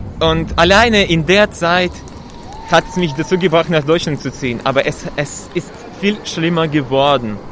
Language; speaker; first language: German; non-native, fluent; Russian